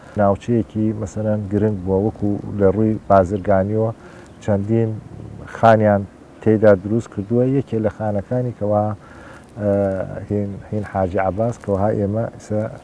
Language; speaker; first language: Central Kurdish; native; Central Kurdish